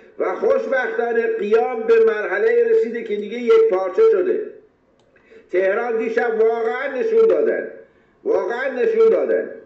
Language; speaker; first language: Persian; native; Persian